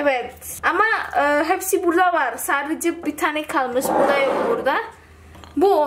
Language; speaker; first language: Turkish; non-native, learner; Indonesian